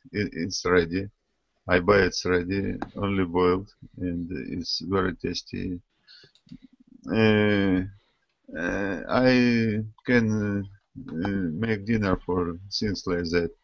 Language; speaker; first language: English; non-native, learner; Russian